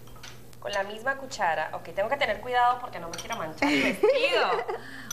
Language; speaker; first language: Spanish; native; Spanish